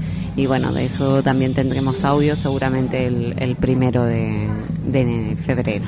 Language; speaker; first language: Spanish; native; Spanish